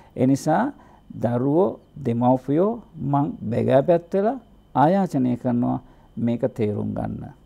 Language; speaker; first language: Sinhala; native; Sinhala